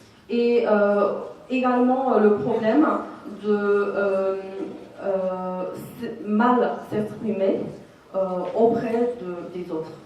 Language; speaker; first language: French; non-native, fluent; Chinese